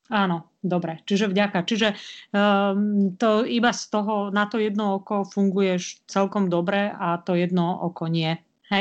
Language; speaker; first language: Slovak; native; Slovak